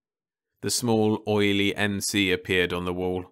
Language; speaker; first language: English; native; English